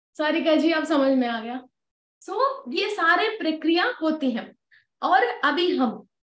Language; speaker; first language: Hindi; non-native, local second language; Telugu